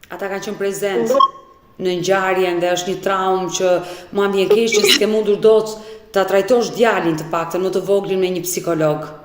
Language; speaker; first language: Albanian; native; Albanian